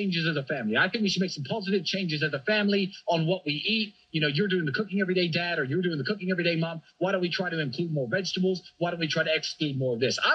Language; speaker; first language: English; native; English